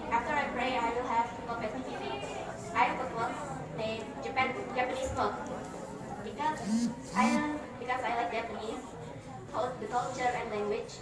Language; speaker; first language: English; non-native, learner; Indonesian